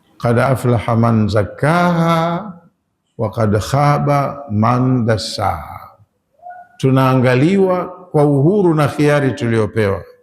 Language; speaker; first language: Swahili; native; Swahili